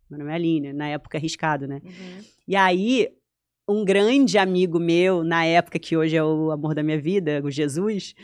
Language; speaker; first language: Portuguese; native; Portuguese